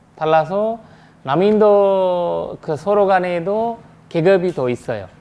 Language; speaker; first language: Korean; non-native, fluent; Sinhala